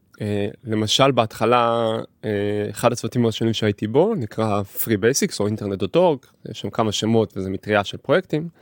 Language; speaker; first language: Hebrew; native; Hebrew